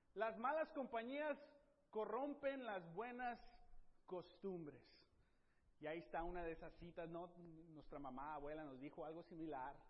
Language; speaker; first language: Spanish; native; Spanish